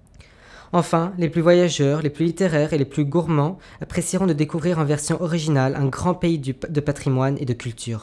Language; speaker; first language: French; native; French